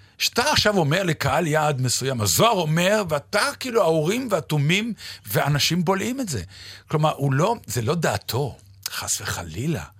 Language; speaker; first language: Hebrew; native; Hebrew